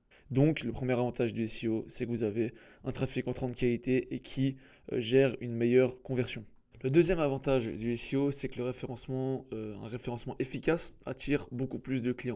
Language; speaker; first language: French; native; French